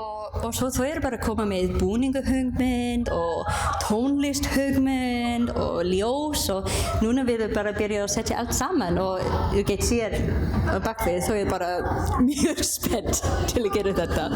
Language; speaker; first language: Icelandic; non-native, learner; English